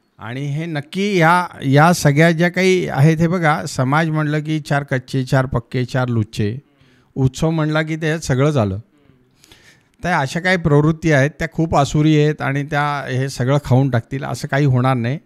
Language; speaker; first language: Marathi; native; Marathi